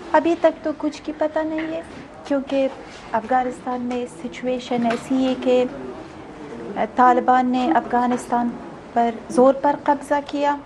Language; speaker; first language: Hindi; non-native, fluent; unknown